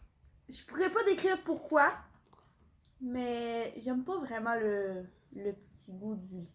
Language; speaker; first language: French; native; French